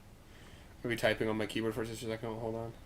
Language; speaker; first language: English; native; English